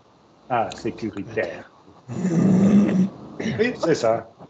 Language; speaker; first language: French; non-native, learner; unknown